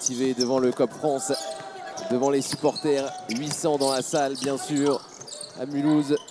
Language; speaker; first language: French; native; French